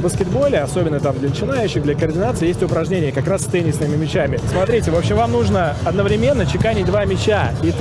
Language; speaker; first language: Russian; native; Russian